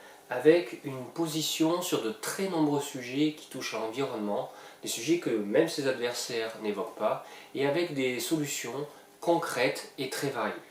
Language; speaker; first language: French; native; French